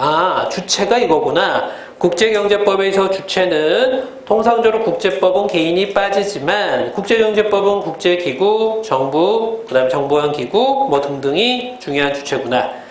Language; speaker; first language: Korean; native; Korean